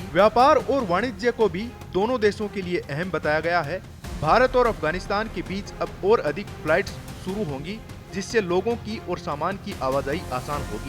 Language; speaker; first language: Hindi; native; Hindi